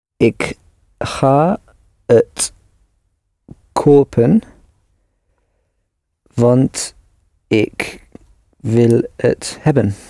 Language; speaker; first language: Dutch; non-native, learner; English